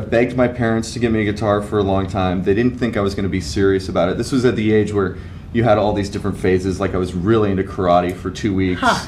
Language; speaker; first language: English; native; English